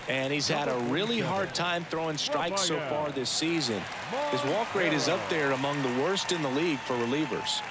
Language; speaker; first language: English; native; English